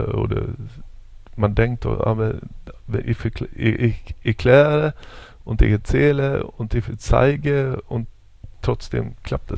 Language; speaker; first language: German; non-native, fluent; Swedish